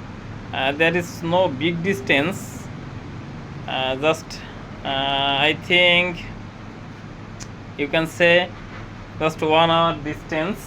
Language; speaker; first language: English; non-native, learner; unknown